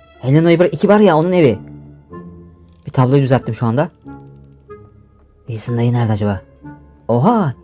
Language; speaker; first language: Turkish; native; Turkish